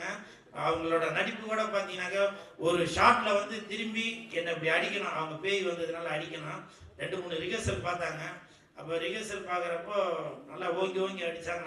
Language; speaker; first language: Tamil; native; Tamil